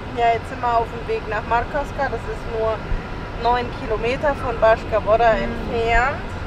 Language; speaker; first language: German; native; German